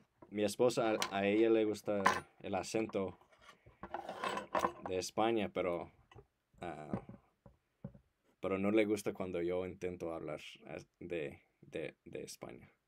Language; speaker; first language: Spanish; non-native, fluent; English